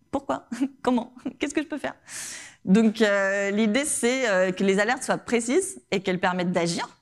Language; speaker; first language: French; non-native, fluent; Spanish